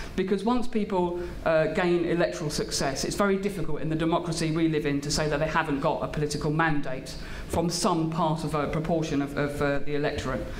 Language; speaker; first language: English; native; English